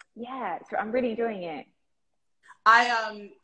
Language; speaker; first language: English; native; English